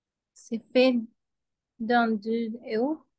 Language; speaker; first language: French; non-native, learner; Spanish